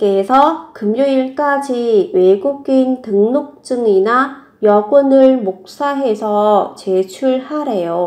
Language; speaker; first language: Korean; non-native, fluent; Vietnamese